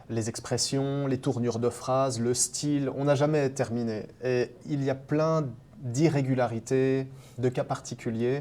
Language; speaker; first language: French; native; French